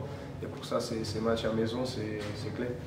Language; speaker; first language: French; non-native, fluent; Portuguese